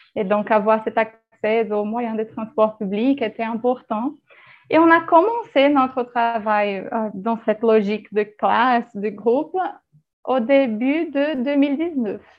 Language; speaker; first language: French; non-native, fluent; Portuguese